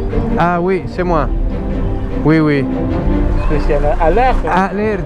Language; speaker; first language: French; non-native, learner; Spanish